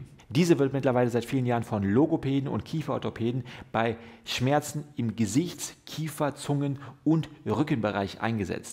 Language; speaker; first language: German; native; German